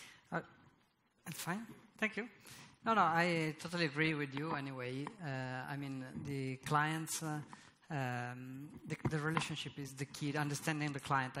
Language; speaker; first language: English; non-native, fluent; Italian